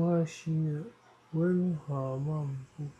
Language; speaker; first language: Korean; non-native, learner; Dutch